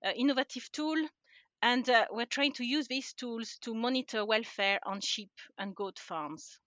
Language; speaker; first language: English; non-native, fluent; French